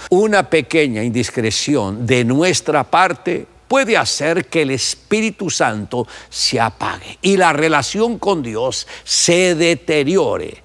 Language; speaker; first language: Spanish; native; Spanish